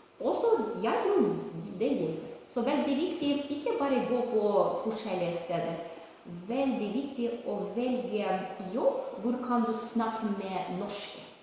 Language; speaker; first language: Norwegian; non-native, learner; Ukrainian